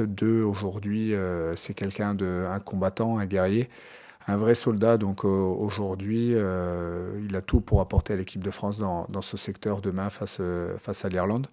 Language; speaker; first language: French; native; French